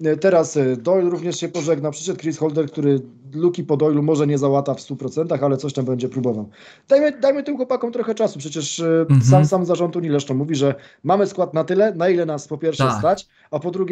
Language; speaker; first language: Polish; native; Polish